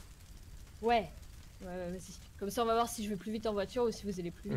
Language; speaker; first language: French; native; French